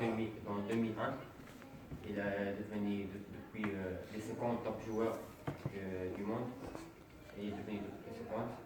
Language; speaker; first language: French; non-native, fluent; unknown